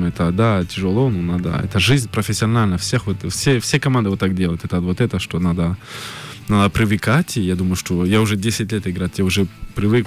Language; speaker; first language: Russian; early bilingual, heritage; French